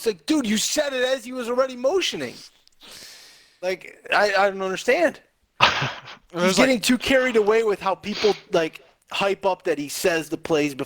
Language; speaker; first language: English; native; English